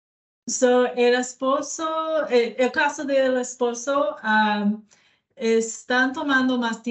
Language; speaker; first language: Spanish; non-native, fluent; English